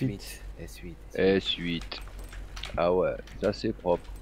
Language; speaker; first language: French; native; French